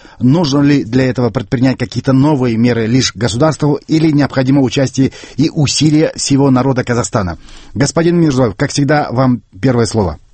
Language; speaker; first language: Russian; non-native, local second language; Kazakh